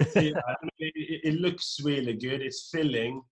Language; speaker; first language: English; non-native, fluent; Norwegian